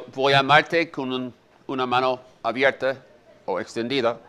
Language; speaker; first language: Spanish; native; Spanish